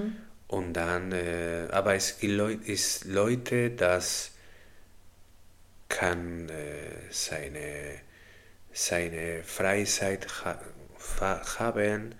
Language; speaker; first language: German; non-native, learner; Spanish